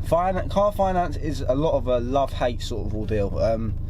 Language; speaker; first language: English; native; English